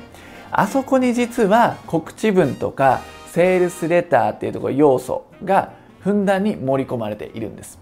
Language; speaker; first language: Japanese; native; Japanese